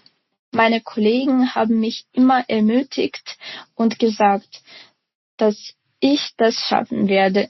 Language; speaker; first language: German; non-native, fluent; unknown